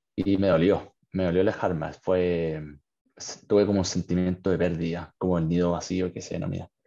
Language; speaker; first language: Spanish; native; Spanish